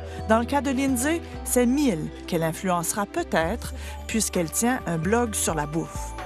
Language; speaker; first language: French; native; French